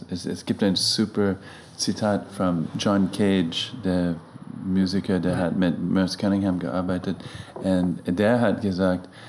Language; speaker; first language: German; non-native, learner; English